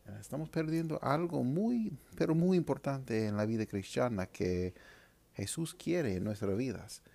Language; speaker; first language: Spanish; non-native, fluent; English